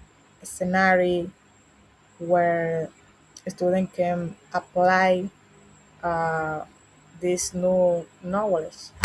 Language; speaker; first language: English; non-native, learner; Spanish